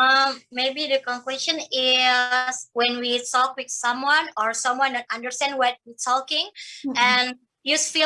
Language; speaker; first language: English; non-native, learner; Indonesian